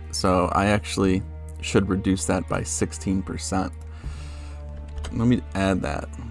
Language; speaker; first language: English; native; English